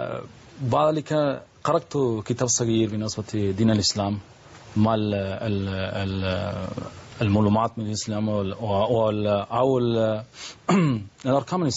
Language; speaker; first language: Arabic; non-native, learner; Spanish